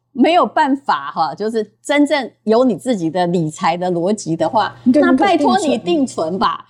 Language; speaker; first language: Chinese; native; Chinese